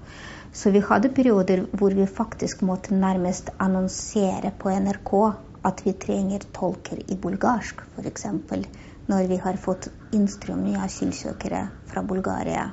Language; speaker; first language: Norwegian; non-native, fluent; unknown